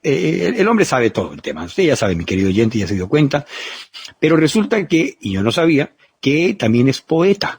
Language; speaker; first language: Spanish; native; Spanish